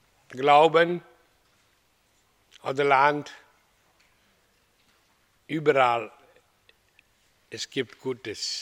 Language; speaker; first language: German; non-native, fluent; Hindi